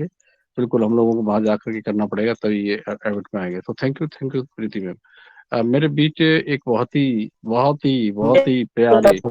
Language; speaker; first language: Hindi; native; Hindi